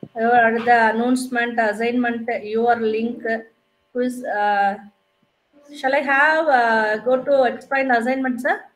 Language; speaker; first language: English; non-native, local second language; Tamil